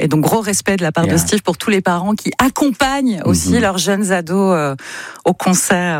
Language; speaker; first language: French; native; French